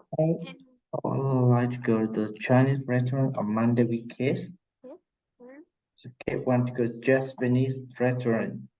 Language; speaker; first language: English; non-native, learner; Vietnamese